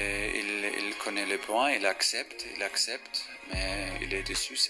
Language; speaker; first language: French; non-native, fluent; German